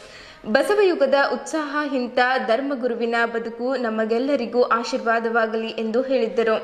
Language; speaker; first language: Kannada; native; Kannada